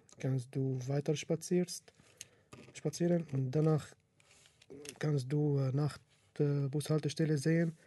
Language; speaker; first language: German; non-native, learner; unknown